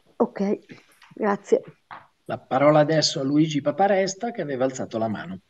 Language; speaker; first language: Italian; native; Italian